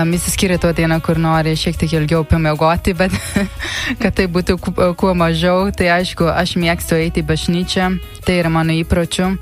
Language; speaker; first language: Lithuanian; non-native, learner; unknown